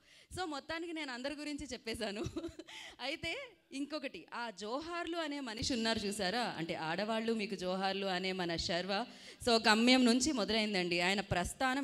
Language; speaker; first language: Telugu; native; Telugu